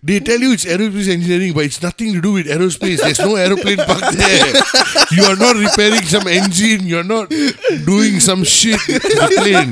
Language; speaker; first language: English; native; English